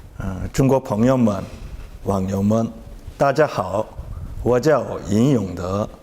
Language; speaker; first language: Chinese; non-native, learner; Korean